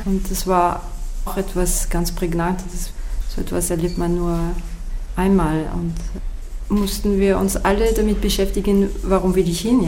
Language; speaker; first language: German; non-native, fluent; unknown